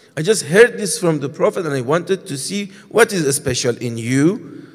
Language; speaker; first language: English; non-native, fluent; Persian